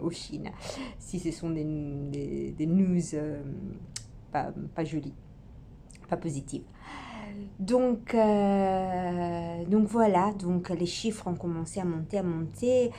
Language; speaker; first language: French; non-native, fluent; Italian